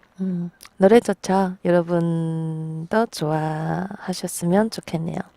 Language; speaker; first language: Korean; non-native, fluent; Chinese